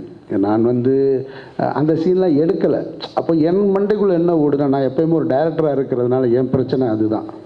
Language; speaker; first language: Tamil; native; Tamil